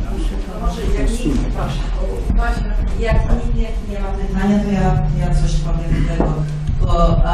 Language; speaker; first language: Polish; early bilingual, heritage; English